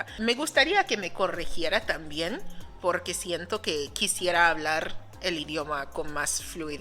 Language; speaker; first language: Spanish; non-native, fluent; English